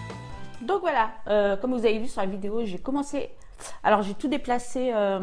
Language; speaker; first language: French; native; French